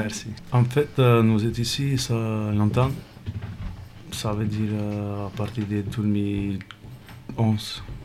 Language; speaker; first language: French; non-native, learner; Romany